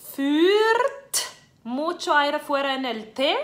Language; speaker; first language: Spanish; non-native, fluent; German